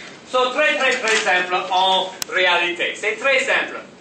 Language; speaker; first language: French; non-native, learner; English